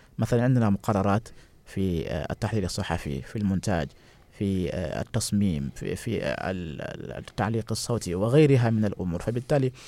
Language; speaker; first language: Arabic; non-native, fluent; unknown